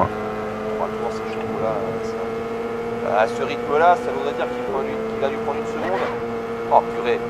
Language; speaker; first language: French; native; French